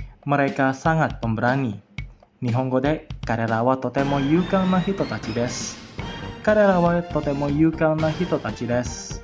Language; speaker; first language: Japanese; non-native, fluent; Indonesian